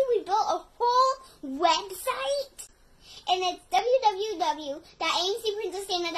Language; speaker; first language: English; native; English